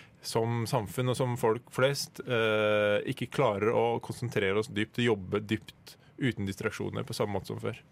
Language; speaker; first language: Norwegian; native; Norwegian